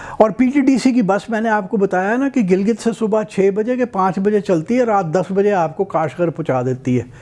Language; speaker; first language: Urdu; native; Urdu